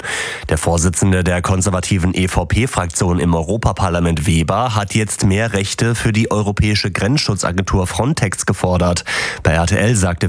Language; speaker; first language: German; native; German